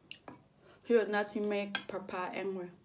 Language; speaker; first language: English; non-native, learner; Thai